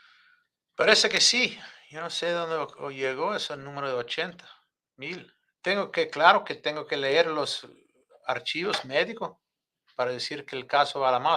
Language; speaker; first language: Spanish; non-native, fluent; English